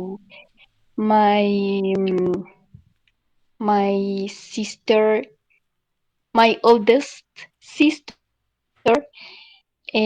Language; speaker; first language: English; non-native, learner; Spanish